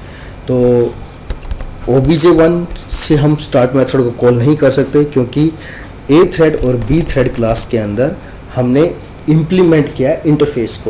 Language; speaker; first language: Hindi; native; Hindi